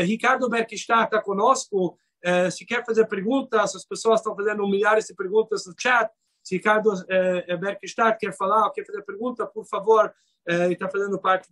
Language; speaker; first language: Portuguese; non-native, fluent; Hebrew